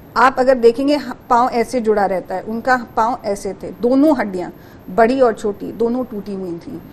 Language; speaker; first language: Hindi; native; Hindi